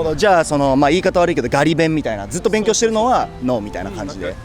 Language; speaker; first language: Japanese; native; Japanese